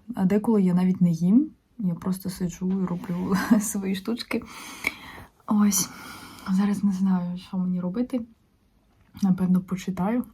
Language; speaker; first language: Ukrainian; non-native, local second language; Russian